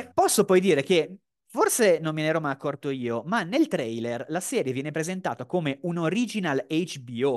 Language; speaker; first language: Italian; native; Italian